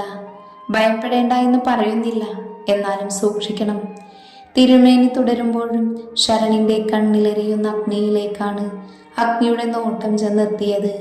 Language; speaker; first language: Malayalam; native; Malayalam